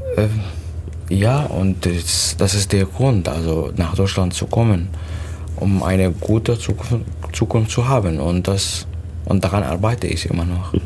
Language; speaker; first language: German; non-native, fluent; Arabic